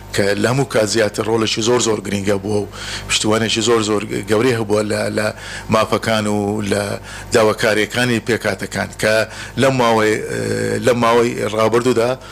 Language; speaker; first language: Central Kurdish; non-native, local second language; Turkish